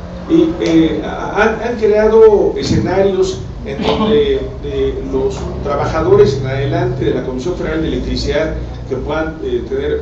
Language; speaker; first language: Spanish; native; Spanish